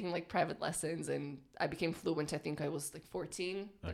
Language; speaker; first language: English; non-native, fluent; Portuguese